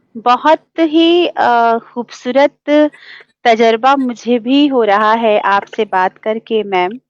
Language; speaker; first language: Hindi; native; Hindi